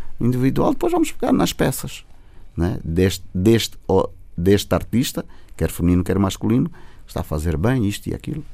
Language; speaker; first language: Portuguese; native; Portuguese